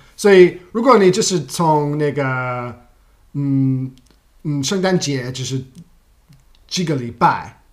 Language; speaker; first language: Chinese; non-native, fluent; English